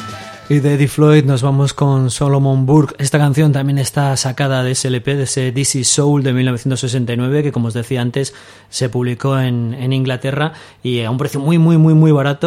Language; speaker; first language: Spanish; native; Spanish